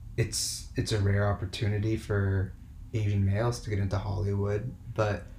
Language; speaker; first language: English; native; English